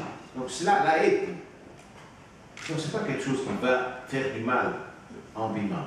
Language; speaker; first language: French; non-native, fluent; Italian